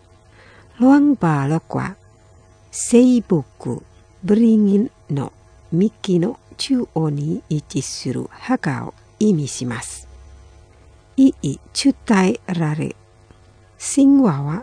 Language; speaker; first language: Japanese; non-native, fluent; Indonesian